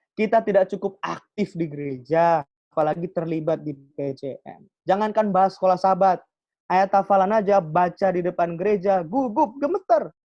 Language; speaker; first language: Indonesian; non-native, local second language; Javanese